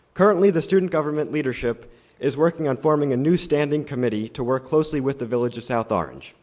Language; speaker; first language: English; native; English